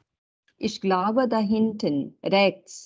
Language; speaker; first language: German; non-native, fluent; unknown